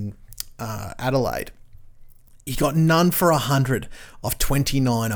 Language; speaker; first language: English; native; English